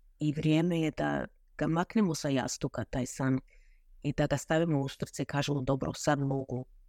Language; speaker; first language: Croatian; early bilingual, heritage; Croatian